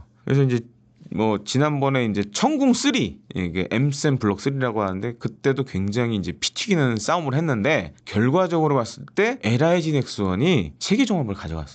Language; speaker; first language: Korean; native; Korean